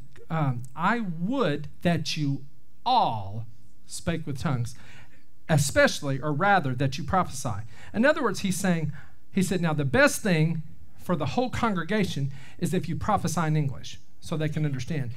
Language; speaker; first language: English; native; English